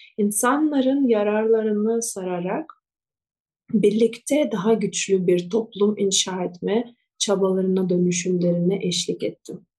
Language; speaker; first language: Turkish; non-native, fluent; Russian